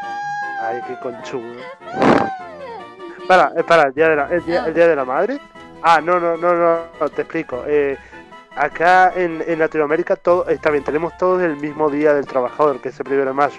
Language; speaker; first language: Spanish; native; Spanish